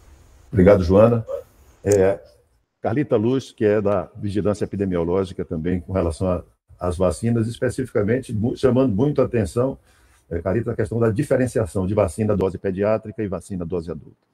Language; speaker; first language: Portuguese; native; Portuguese